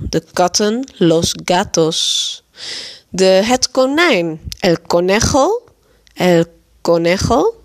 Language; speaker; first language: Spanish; non-native, fluent; Dutch